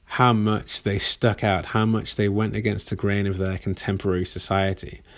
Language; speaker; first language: English; native; English